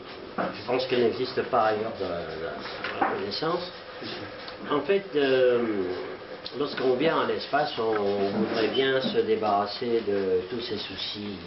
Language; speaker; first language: French; native; French